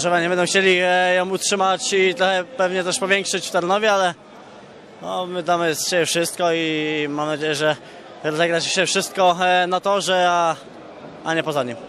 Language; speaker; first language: Polish; non-native, fluent; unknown